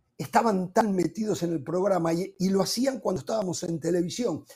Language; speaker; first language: Spanish; native; Spanish